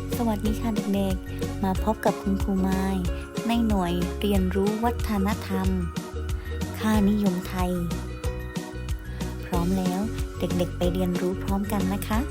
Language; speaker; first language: Thai; native; Thai